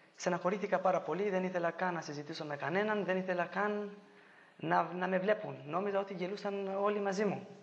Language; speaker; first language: Greek; non-native, fluent; Albanian